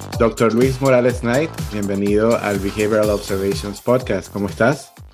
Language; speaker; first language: Spanish; native; Spanish